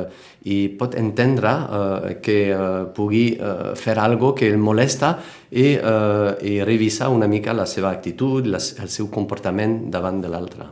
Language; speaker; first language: Catalan; non-native, fluent; French